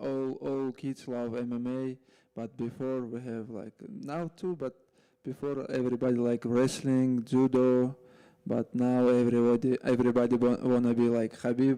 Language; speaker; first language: English; non-native, learner; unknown